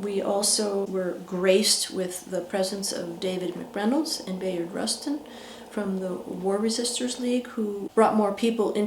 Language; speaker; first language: English; native; English